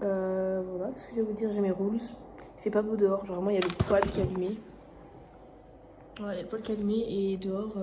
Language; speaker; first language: French; native; French